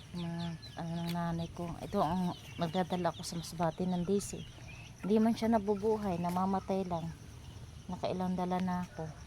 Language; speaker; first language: Filipino; non-native, local second language; Cebuano